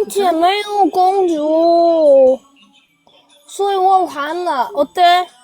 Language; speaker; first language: Chinese; non-native, learner; Korean